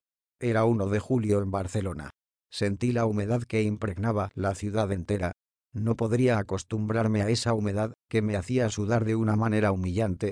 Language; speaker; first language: Spanish; native; Spanish